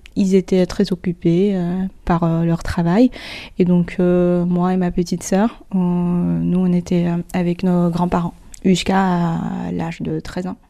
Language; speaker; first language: French; non-native, fluent; Chinese